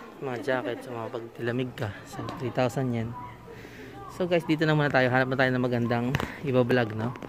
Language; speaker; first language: Filipino; native; Filipino